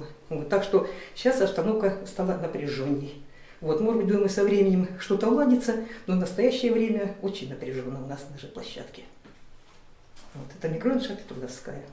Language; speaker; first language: Russian; native; Russian